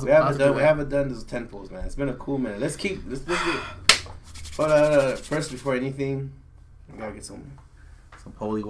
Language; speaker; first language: English; native; English